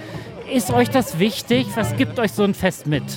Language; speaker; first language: German; native; German